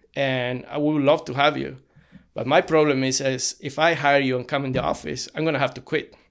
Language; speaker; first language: English; non-native, fluent; Spanish